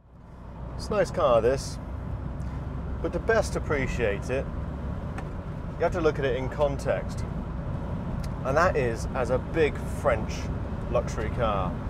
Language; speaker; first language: English; native; English